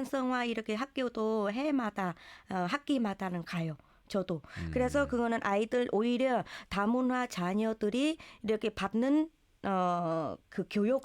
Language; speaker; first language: Korean; non-native, learner; Vietnamese